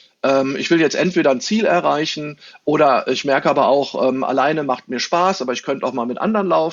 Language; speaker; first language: German; native; German